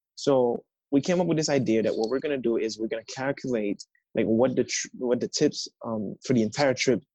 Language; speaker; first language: English; non-native, fluent; Haitian Creole